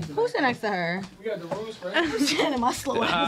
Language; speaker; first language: English; native; English